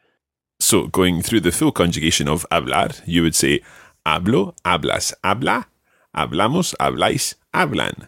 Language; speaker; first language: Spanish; non-native, fluent; English